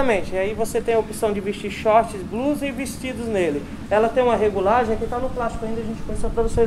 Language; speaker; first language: Portuguese; native; Portuguese